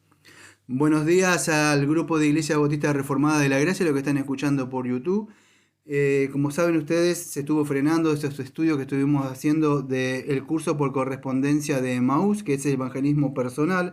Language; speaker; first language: Spanish; native; Spanish